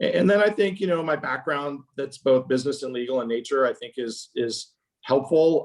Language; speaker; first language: English; native; English